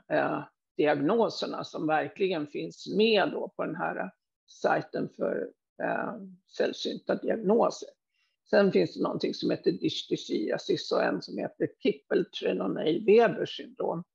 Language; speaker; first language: Swedish; native; Swedish